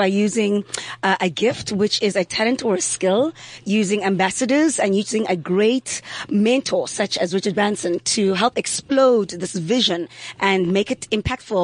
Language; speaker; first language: English; non-native, local second language; Xhosa